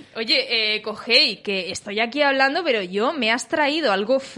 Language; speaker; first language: Spanish; native; Spanish